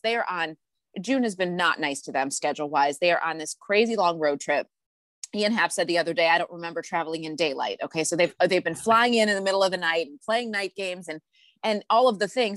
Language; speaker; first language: English; native; English